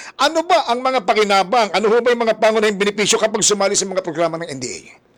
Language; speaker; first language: Filipino; native; Filipino